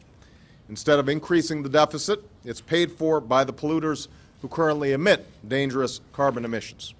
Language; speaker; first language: English; native; English